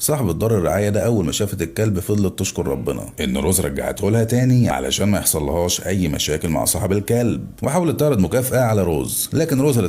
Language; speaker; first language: Arabic; native; Arabic